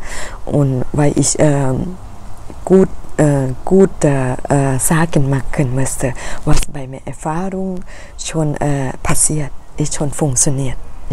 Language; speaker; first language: German; non-native, learner; Thai